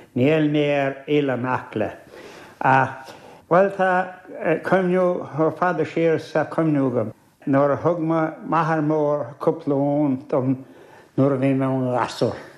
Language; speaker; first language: Irish; native; Irish